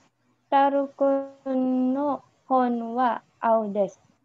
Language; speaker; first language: Japanese; non-native, learner; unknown